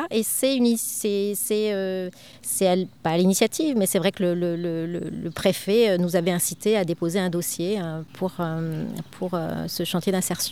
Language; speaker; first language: French; native; French